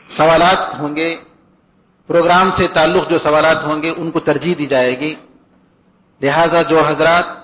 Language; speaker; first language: Urdu; native; Urdu